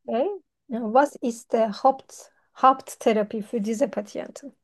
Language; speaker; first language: German; non-native, learner; Turkish